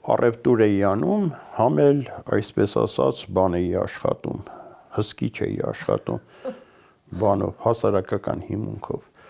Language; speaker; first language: Armenian; early bilingual, heritage; Armenian